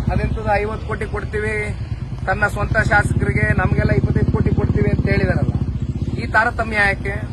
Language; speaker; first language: Kannada; native; Kannada